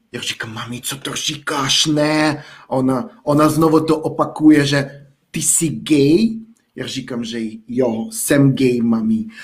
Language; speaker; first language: Czech; non-native, fluent; Russian